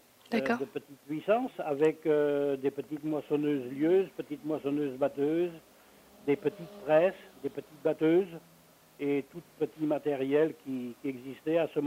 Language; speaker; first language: French; native; French